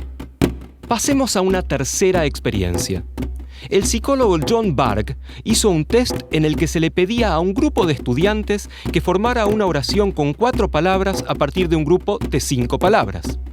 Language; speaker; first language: Spanish; native; Spanish